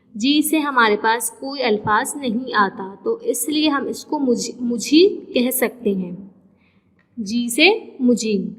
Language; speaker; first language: Urdu; non-native, local second language; Sindhi